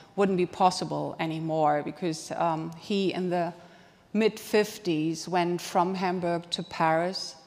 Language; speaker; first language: English; non-native, fluent; German